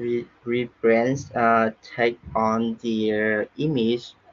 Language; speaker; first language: English; non-native, learner; Vietnamese